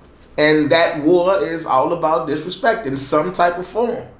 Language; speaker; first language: English; native; English